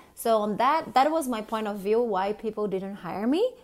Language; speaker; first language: English; non-native, fluent; Portuguese